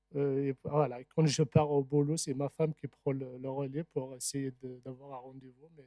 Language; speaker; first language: French; non-native, local second language; Arabic